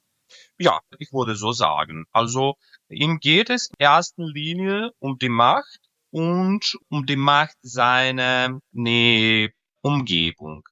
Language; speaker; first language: German; non-native, fluent; Serbian